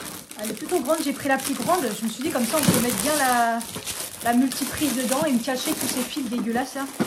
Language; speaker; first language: French; native; French